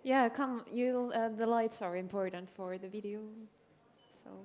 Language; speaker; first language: English; non-native, fluent; Finnish